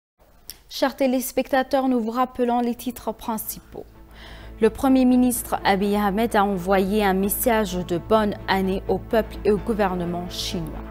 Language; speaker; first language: French; non-native, fluent; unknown